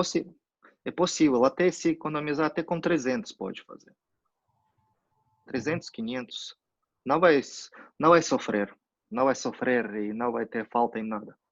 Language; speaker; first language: Portuguese; non-native, fluent; Russian